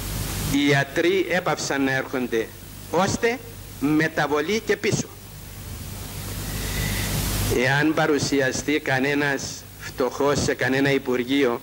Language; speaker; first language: Greek; native; Greek